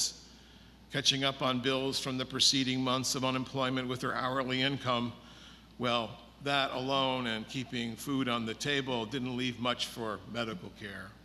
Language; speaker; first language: English; native; English